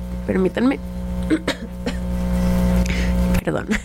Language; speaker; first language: Spanish; native; Spanish